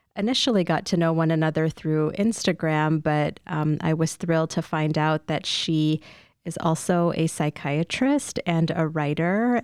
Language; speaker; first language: English; native; English